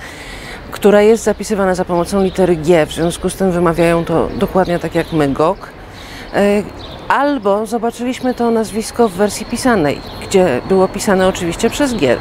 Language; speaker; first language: Polish; native; Polish